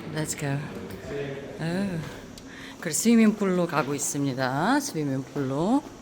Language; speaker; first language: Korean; non-native, fluent; Uzbek